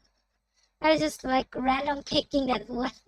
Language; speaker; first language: English; non-native, fluent; Thai